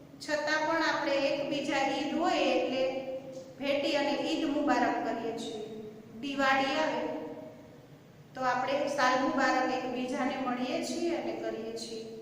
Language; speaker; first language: Gujarati; native; Gujarati